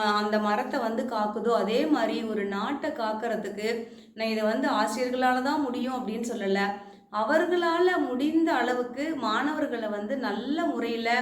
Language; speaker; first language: Tamil; native; Tamil